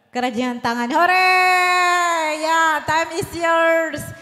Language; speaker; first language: English; non-native, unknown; Indonesian